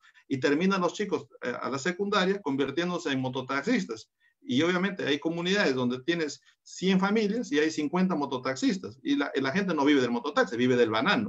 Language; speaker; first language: Spanish; native; Spanish